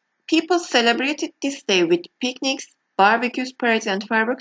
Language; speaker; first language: English; non-native, fluent; Turkish